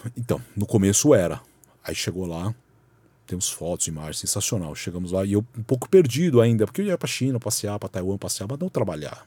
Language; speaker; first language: Portuguese; native; Portuguese